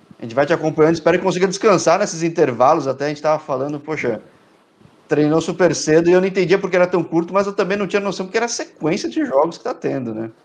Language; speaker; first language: Portuguese; native; Portuguese